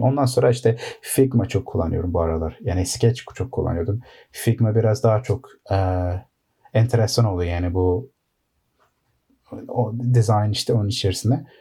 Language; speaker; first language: Turkish; early bilingual, heritage; Turkish